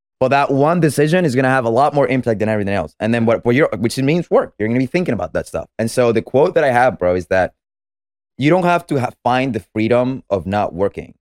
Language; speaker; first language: English; non-native, fluent; Spanish